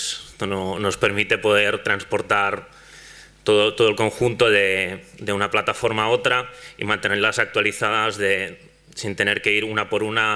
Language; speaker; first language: Spanish; non-native, local second language; Catalan